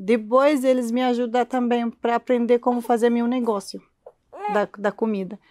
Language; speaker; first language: Portuguese; non-native, learner; Arabic